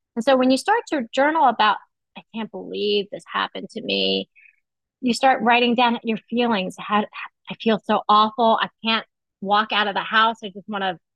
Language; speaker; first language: English; native; English